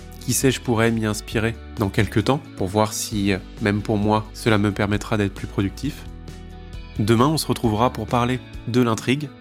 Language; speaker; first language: French; native; French